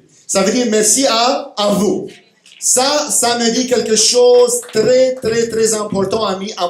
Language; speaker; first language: French; non-native, fluent; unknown